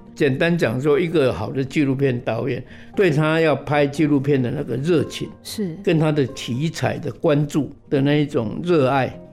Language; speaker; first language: Chinese; native; Chinese